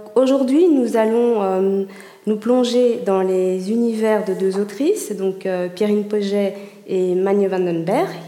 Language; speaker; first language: French; native; French